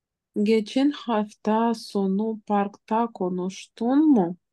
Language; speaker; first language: Turkish; non-native, learner; Ukrainian